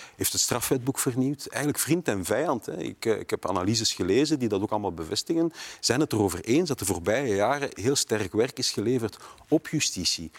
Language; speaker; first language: Dutch; native; Dutch